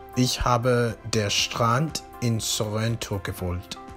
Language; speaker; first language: German; non-native, learner; Spanish